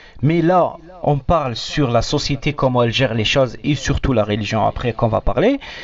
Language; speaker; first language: French; non-native, local second language; Arabic